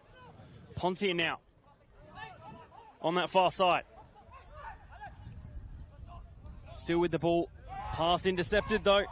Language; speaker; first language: English; native; English